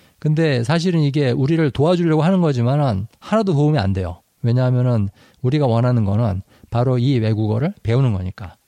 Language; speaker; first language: Korean; native; Korean